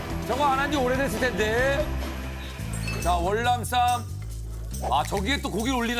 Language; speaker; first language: Korean; native; Korean